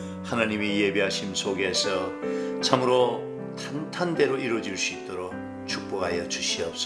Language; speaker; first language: Korean; native; Korean